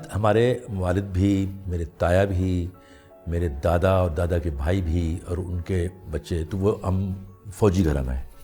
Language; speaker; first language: Urdu; non-native, local second language; Punjabi